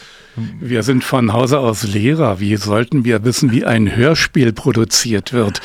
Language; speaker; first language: German; native; German